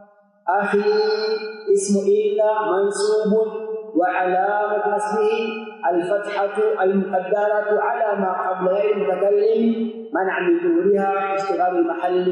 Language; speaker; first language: Arabic; non-native, fluent; Swahili